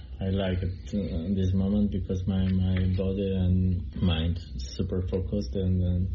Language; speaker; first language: English; non-native, learner; Polish